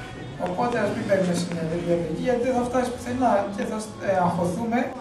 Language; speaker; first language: Greek; native; Greek